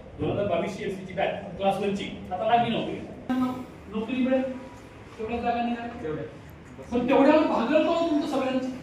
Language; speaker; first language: Marathi; native; Marathi